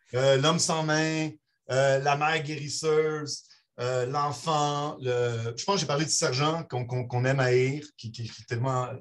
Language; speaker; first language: French; native; French